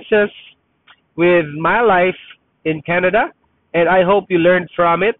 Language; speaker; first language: English; non-native, local second language; Filipino